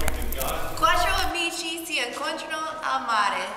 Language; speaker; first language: Italian; non-native, learner; English